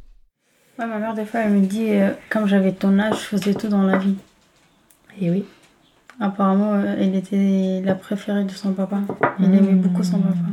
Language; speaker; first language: French; early bilingual, other home language; Kurdish